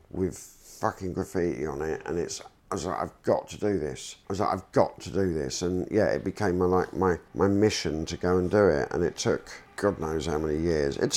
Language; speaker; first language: English; native; English